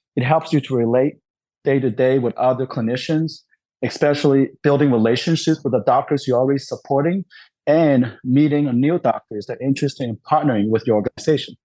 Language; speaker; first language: English; non-native, local second language; Cantonese